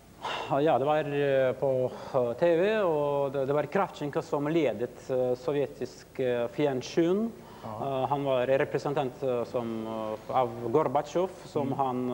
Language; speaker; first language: Swedish; non-native, learner; Russian